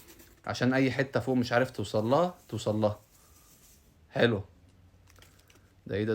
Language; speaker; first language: Arabic; native; Arabic